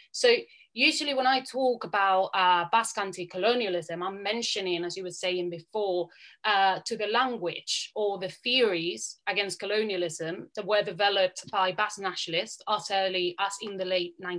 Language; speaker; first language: English; non-native, fluent; Catalan